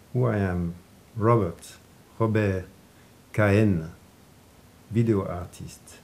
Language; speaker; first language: English; non-native, learner; French